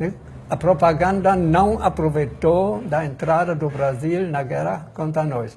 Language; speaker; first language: Portuguese; non-native, fluent; German